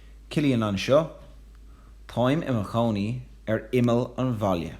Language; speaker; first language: Irish; non-native, local second language; English